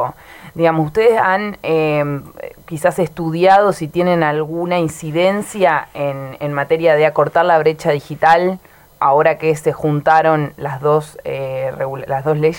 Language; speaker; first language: Spanish; native; Spanish